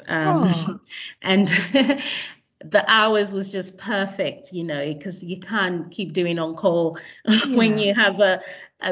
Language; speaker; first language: English; non-native, local second language; Yoruba